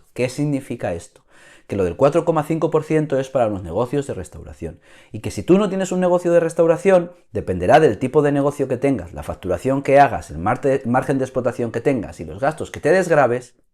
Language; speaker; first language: Spanish; native; Spanish